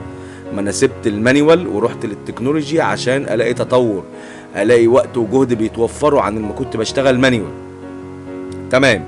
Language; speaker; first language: Arabic; native; Arabic